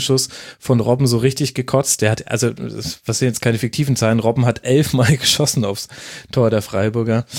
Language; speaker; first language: German; native; German